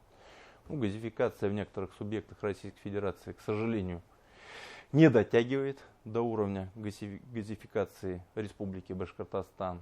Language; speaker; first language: Russian; native; Russian